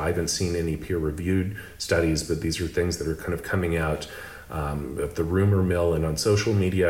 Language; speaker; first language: English; native; English